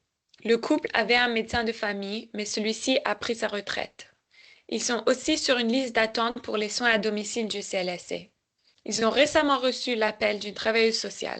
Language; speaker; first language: French; native; French